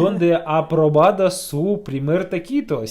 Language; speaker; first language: Spanish; non-native, fluent; Russian